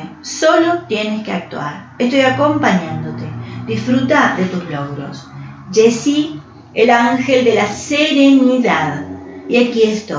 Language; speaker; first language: Spanish; native; Spanish